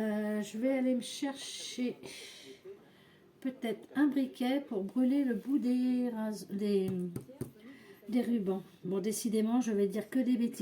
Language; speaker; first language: French; native; French